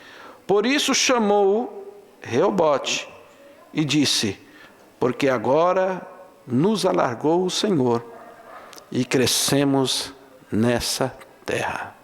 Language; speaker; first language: Portuguese; native; Portuguese